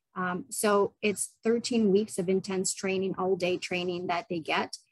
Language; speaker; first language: English; non-native, fluent; Ukrainian